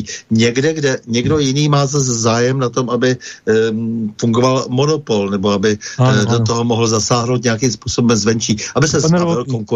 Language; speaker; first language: Czech; native; Czech